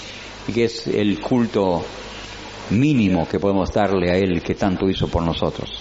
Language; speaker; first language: Spanish; native; Spanish